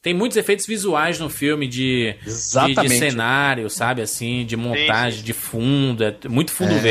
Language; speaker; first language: Portuguese; native; Portuguese